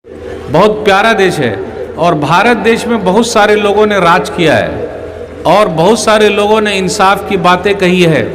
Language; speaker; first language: Hindi; native; Hindi